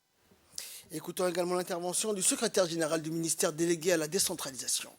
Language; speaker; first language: French; native; French